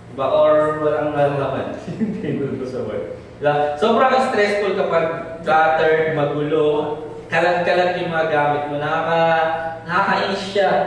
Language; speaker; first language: Filipino; native; Filipino